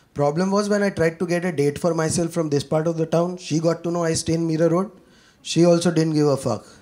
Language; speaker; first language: Hindi; native; Hindi